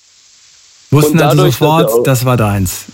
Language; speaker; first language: German; native; German